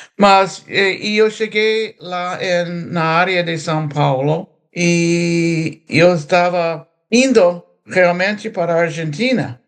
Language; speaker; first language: Portuguese; non-native, fluent; English